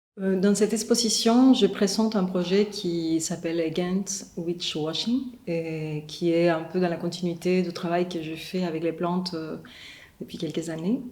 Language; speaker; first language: French; non-native, fluent; Spanish